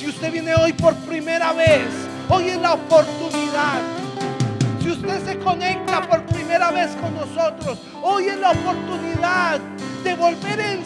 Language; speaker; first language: Spanish; native; Spanish